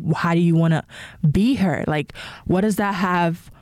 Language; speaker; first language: English; non-native, local second language; Yoruba